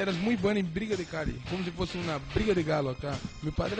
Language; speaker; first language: Spanish; non-native, learner; Portuguese